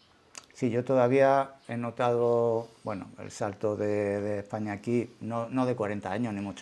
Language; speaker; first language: Spanish; native; Spanish